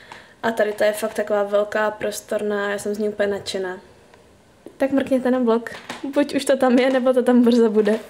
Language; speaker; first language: Czech; native; Czech